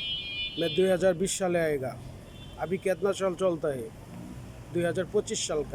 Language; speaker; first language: Hindi; non-native, learner; Bangla